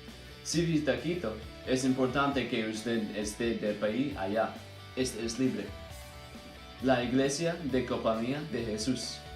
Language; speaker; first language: Spanish; non-native, learner; English